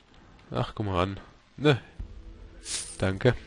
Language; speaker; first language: German; native; German